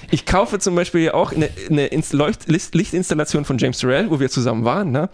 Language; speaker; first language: German; non-native, fluent; Polish